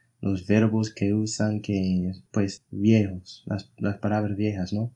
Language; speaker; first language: Spanish; non-native, fluent; English